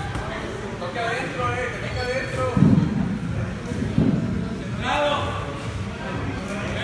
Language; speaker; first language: Spanish; native; Spanish